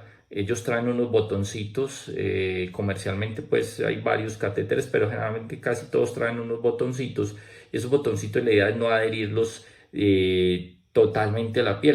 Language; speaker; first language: Spanish; native; Spanish